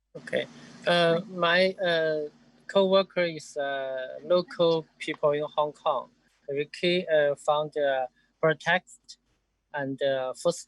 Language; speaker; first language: English; non-native, learner; Chinese